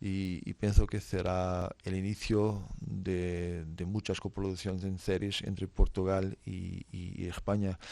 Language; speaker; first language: Spanish; non-native, fluent; Portuguese